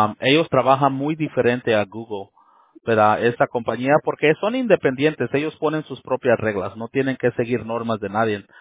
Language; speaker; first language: Spanish; early bilingual, heritage; Spanish